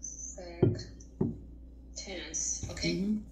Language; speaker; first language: English; non-native, learner; Chinese